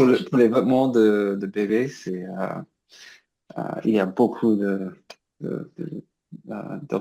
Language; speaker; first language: French; non-native, learner; English